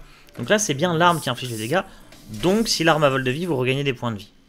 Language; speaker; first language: French; native; French